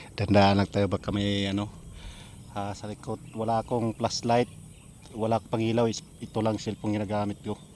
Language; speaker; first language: Filipino; non-native, local second language; Surigaonon